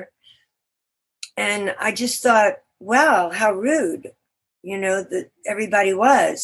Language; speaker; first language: English; native; English